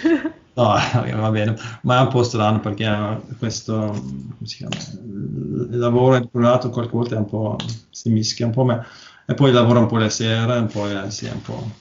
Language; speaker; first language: Italian; non-native, learner; Norwegian